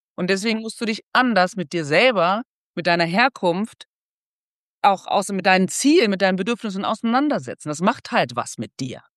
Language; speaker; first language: German; native; German